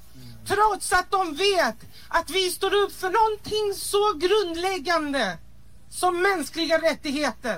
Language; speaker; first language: Swedish; early bilingual, other home language; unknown